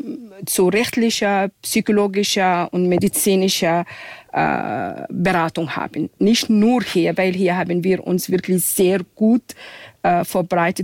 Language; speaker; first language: German; non-native, fluent; Arabic